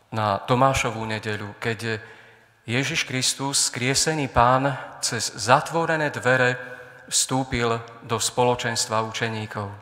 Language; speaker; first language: Slovak; native; Slovak